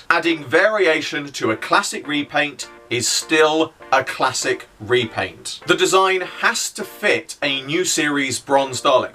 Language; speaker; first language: English; native; English